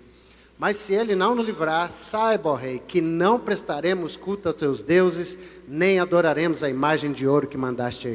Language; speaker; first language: Portuguese; native; Portuguese